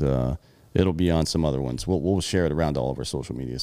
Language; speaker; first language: English; native; English